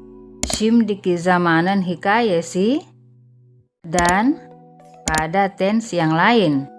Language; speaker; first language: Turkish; non-native, fluent; Indonesian